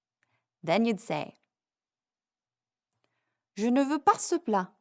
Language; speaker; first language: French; non-native, fluent; English